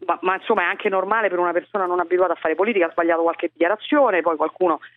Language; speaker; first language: Italian; native; Italian